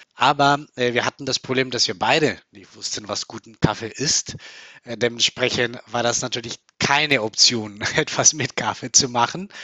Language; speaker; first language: German; non-native, fluent; Spanish